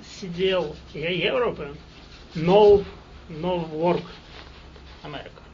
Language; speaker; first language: English; non-native, learner; Ukrainian